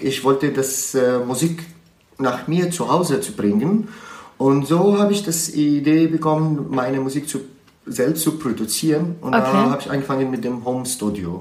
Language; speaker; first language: German; non-native, learner; Arabic